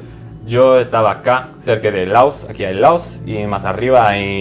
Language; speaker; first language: Spanish; non-native, fluent; English